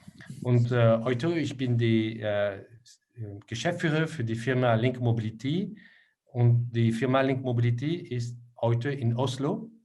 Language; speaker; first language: German; non-native, learner; French